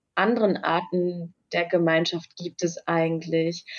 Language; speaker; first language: German; native; German